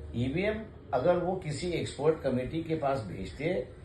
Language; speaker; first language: Hindi; non-native, local second language; Marathi